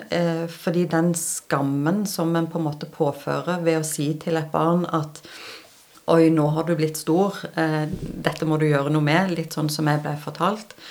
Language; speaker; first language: Norwegian; native; Norwegian